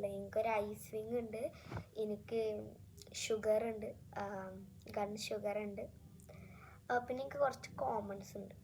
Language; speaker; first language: Malayalam; early bilingual, heritage; Malayalam